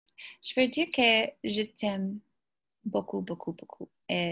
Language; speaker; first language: French; non-native, learner; English